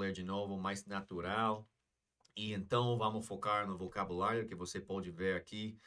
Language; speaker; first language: Portuguese; non-native, fluent; English